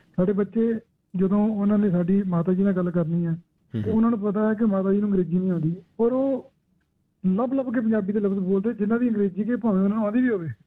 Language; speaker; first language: Punjabi; native; Punjabi